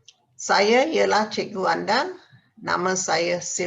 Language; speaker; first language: Indonesian; non-native, local second language; Tamil